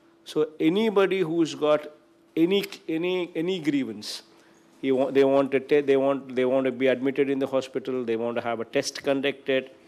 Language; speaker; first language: English; non-native, local second language; Telugu